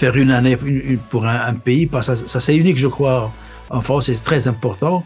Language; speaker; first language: French; non-native, local second language; Arabic